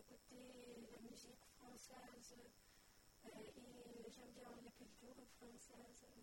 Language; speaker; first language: French; non-native, learner; Ukrainian